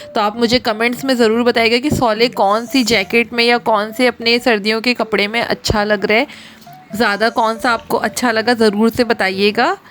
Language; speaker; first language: Urdu; native; Urdu